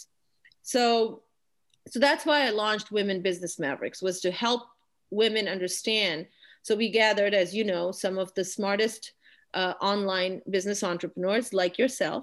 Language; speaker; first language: English; non-native, local second language; Urdu